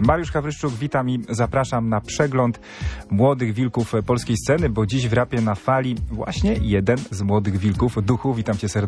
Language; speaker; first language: Polish; native; Polish